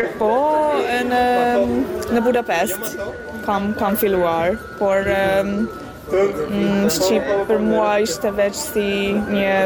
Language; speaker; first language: Albanian; non-native, learner; Hungarian